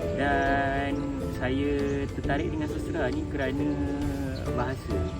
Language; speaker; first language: Malay; native; Malay